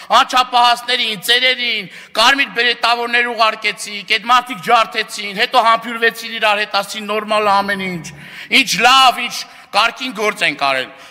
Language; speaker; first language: Armenian; native; Armenian